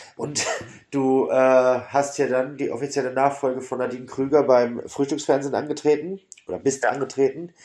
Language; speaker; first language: German; native; German